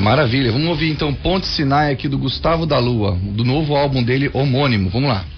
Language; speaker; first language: Portuguese; native; Portuguese